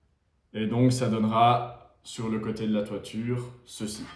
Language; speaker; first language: French; native; French